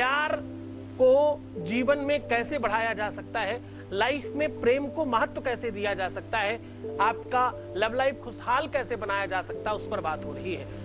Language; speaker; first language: Hindi; native; Hindi